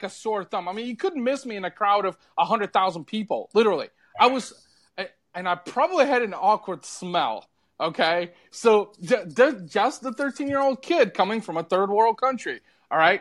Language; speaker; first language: English; early bilingual, other home language; Bulgarian